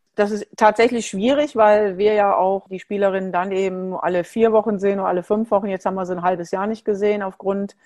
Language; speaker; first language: German; native; German